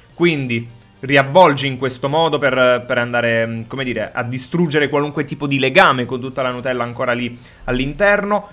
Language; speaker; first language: Italian; native; Italian